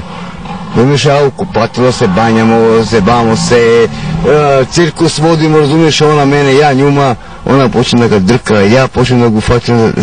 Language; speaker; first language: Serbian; non-native, local second language; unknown